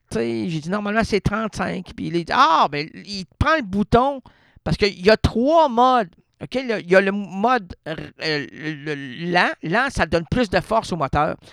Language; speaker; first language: French; native; French